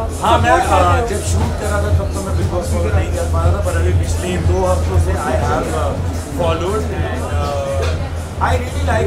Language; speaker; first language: Hindi; native; Hindi